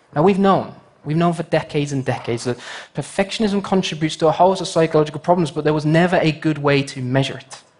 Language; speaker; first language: English; native; English